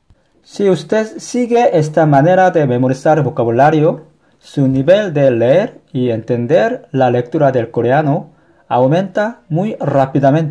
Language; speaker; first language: Spanish; non-native, fluent; Korean